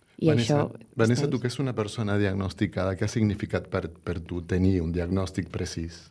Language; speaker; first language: Catalan; non-native, local second language; Spanish